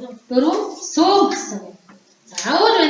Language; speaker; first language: Mongolian; native; Mongolian